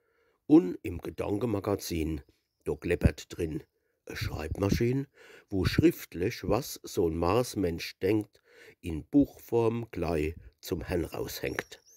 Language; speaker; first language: German; native; German